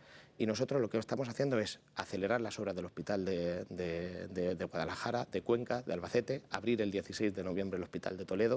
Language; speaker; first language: Spanish; native; Spanish